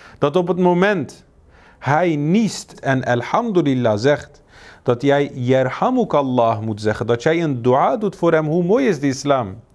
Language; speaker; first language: Dutch; early bilingual, other home language; Turkish